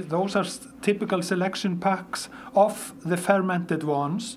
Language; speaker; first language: English; non-native, fluent; Icelandic